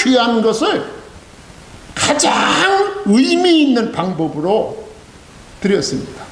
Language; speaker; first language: Korean; native; Korean